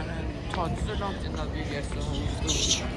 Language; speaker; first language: Swedish; early bilingual, other home language; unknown